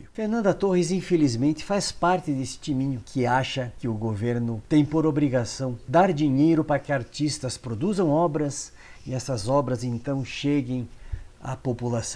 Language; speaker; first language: Portuguese; native; Portuguese